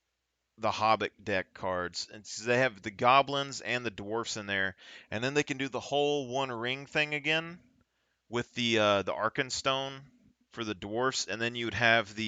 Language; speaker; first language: English; native; English